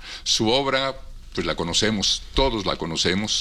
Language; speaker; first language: Spanish; native; Spanish